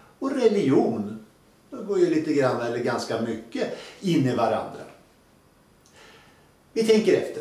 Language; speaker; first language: Swedish; native; Swedish